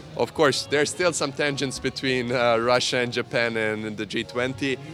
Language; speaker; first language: English; non-native, fluent; Serbian